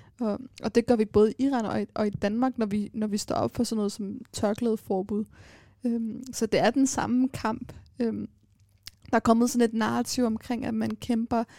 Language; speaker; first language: Danish; early bilingual, other home language; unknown